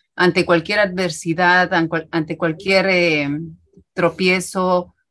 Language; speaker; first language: Spanish; native; Spanish